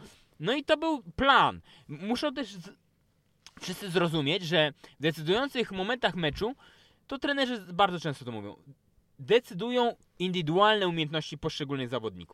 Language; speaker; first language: Polish; native; Polish